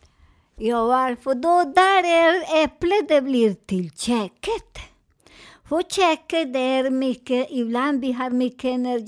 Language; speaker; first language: Swedish; non-native, fluent; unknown